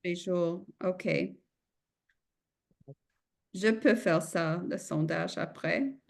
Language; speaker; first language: French; non-native, fluent; English